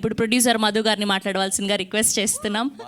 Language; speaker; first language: Telugu; native; Telugu